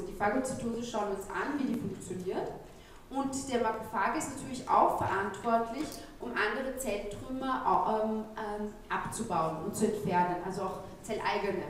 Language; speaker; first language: German; native; German